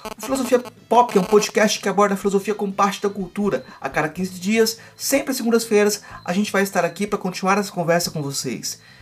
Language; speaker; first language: Portuguese; native; Portuguese